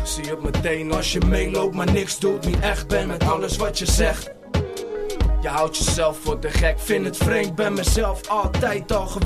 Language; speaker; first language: Dutch; native; Dutch